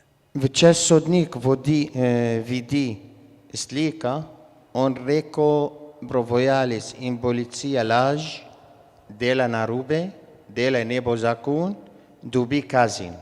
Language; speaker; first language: Slovenian; non-native, learner; Arabic